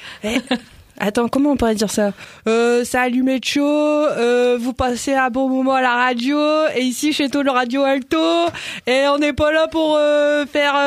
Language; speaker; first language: French; native; French